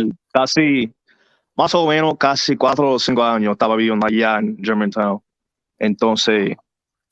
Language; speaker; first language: Spanish; early bilingual, heritage; English